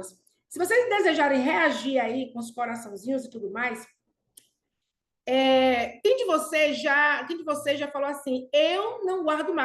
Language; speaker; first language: Portuguese; native; Portuguese